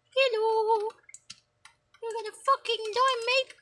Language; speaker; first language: English; non-native, local second language; Filipino